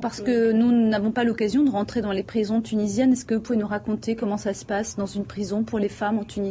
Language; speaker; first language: French; native; French